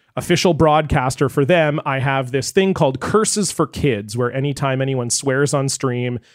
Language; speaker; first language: English; native; English